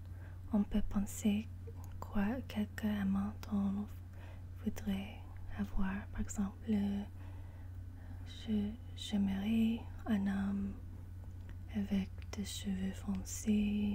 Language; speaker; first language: French; non-native, learner; English